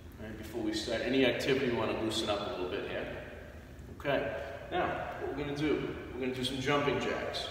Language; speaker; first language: English; native; English